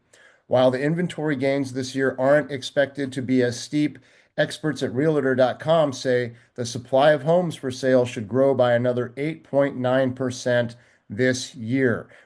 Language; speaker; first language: English; native; English